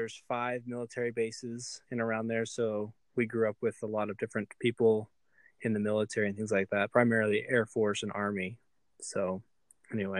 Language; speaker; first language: English; native; English